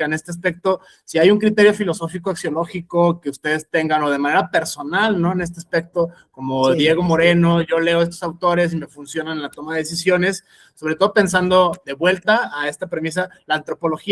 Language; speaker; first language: Spanish; native; Spanish